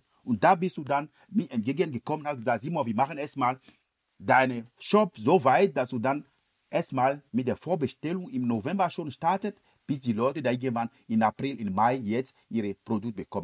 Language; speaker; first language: German; non-native, fluent; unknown